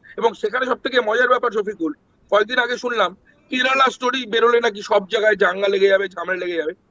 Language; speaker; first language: Bangla; native; Bangla